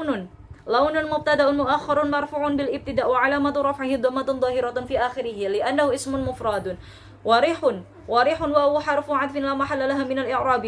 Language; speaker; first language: Arabic; non-native, learner; Javanese